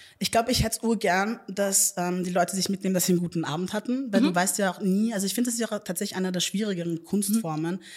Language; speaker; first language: German; native; German